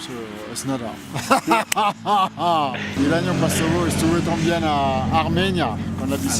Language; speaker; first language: Spanish; non-native, learner; French